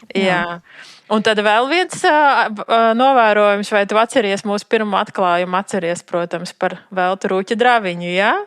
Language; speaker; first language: Latvian; native; Latvian